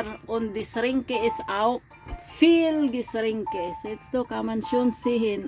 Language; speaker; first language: German; non-native, learner; Filipino